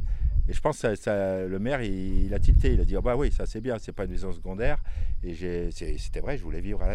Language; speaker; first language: French; native; French